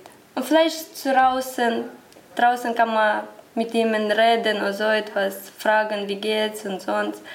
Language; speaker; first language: German; non-native, learner; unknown